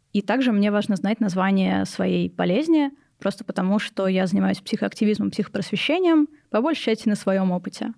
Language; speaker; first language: Russian; native; Russian